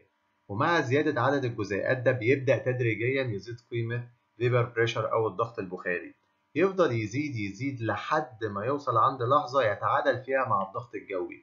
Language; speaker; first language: Arabic; native; Arabic